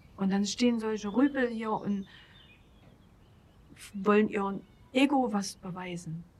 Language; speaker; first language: German; native; German